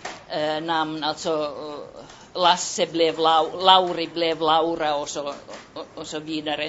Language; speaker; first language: Swedish; non-native, local second language; Finnish